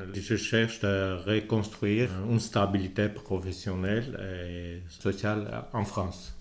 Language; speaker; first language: French; non-native, learner; Armenian